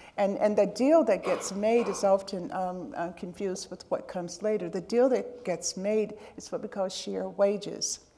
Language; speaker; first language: English; native; English